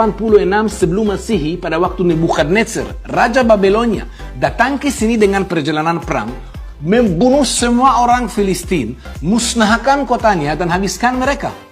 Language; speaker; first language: Indonesian; non-native, fluent; Hebrew